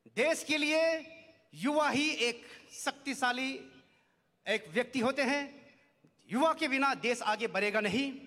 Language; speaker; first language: Hindi; non-native, local second language; Nyishi